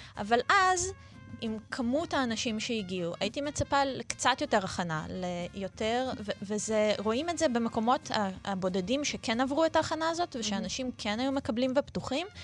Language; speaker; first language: Hebrew; early bilingual, other home language; Russian